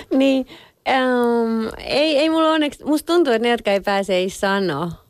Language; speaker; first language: Finnish; early bilingual, other home language; French